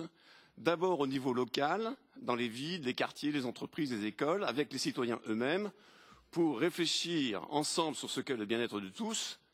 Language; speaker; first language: French; native; French